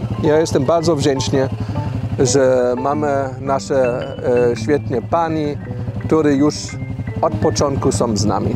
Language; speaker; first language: Polish; non-native, learner; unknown